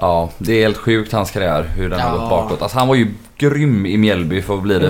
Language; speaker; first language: Swedish; native; Swedish